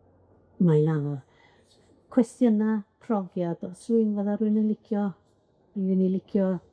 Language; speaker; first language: Welsh; native; Welsh